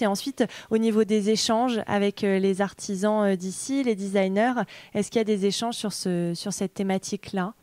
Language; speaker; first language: French; native; French